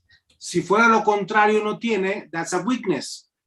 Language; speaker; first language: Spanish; native; Spanish